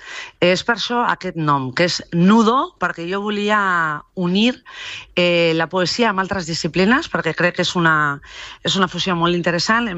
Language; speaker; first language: Catalan; non-native, local second language; Spanish